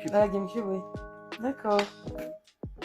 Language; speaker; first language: French; native; French